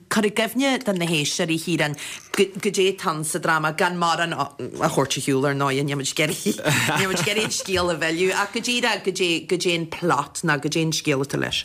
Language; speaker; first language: Irish; native; Irish